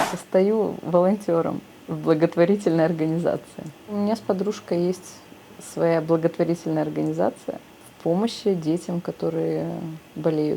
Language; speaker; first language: Russian; native; Russian